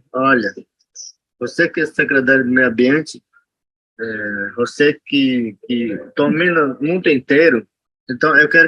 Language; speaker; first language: Portuguese; non-native, local second language; Yanomámi